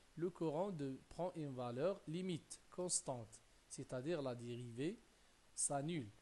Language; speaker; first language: French; non-native, local second language; Arabic